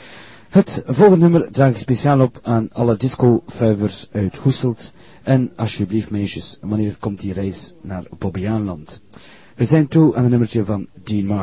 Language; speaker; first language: Dutch; native; Dutch